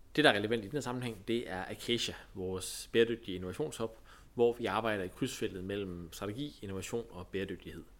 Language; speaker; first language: Danish; native; Danish